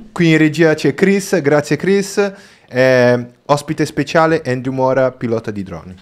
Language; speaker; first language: Italian; non-native, fluent; Spanish